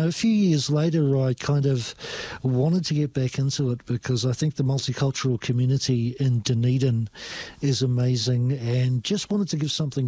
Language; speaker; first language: English; native; English